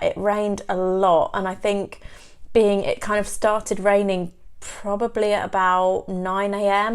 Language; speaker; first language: English; native; English